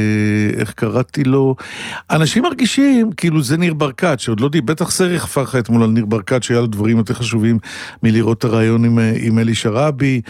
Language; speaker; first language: Hebrew; native; Hebrew